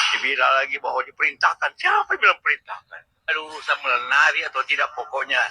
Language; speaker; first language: Indonesian; non-native, local second language; Buginese